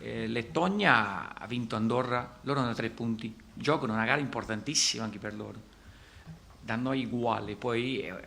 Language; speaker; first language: Italian; non-native, fluent; Portuguese